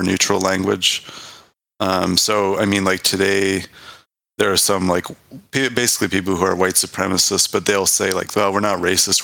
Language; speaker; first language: English; native; English